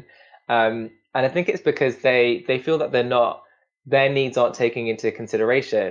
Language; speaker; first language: English; native; English